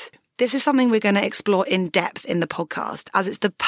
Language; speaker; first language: English; native; English